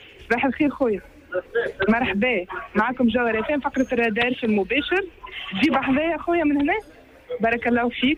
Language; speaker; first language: Arabic; native; Arabic